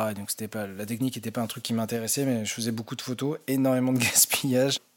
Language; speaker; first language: French; native; French